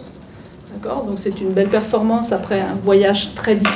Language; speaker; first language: French; native; French